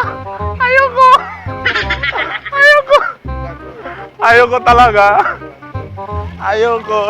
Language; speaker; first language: Filipino; non-native, learner; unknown